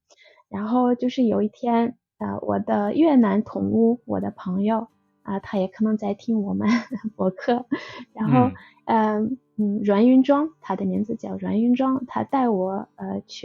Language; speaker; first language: Chinese; non-native, fluent; Russian